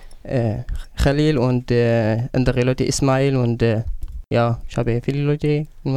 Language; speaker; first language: German; non-native, learner; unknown